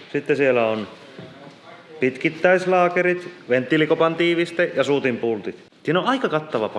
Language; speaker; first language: Finnish; native; Finnish